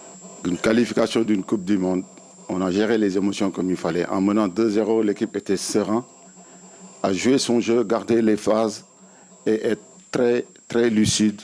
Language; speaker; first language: French; non-native, local second language; Wolof